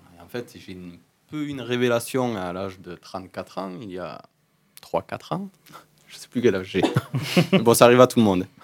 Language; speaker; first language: French; native; French